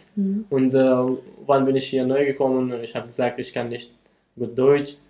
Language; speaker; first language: German; non-native, learner; Persian